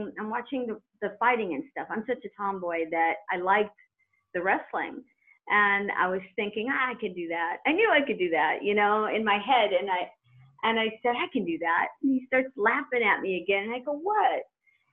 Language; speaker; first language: English; native; English